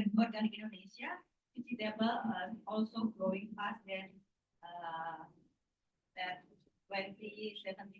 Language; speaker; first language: English; non-native, learner; Indonesian